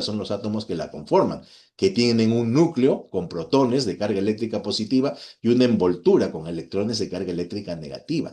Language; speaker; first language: Spanish; native; Spanish